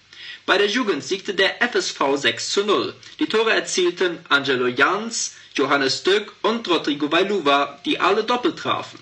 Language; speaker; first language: German; native; German